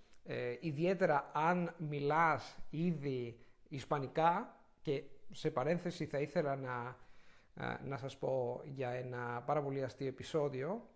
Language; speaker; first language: Greek; non-native, fluent; Italian